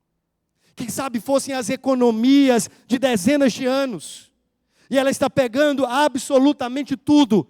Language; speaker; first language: Portuguese; native; Portuguese